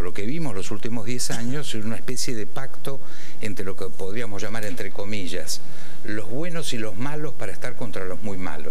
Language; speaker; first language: Spanish; native; Spanish